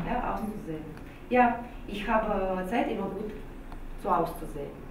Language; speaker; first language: German; non-native, learner; Russian